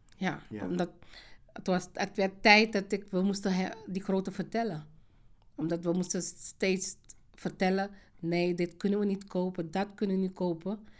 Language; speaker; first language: Dutch; non-native, fluent; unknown